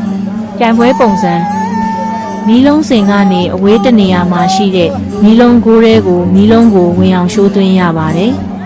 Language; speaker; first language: Burmese; non-native, local second language; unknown